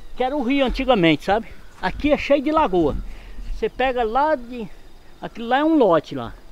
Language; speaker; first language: Portuguese; native; Portuguese